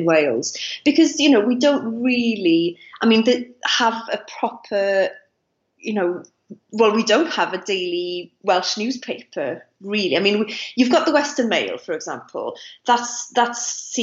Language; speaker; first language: English; non-native, local second language; Welsh